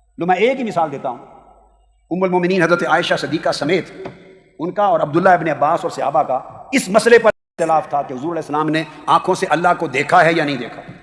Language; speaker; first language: Urdu; non-native, local second language; Punjabi